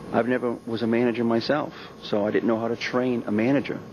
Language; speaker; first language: English; native; English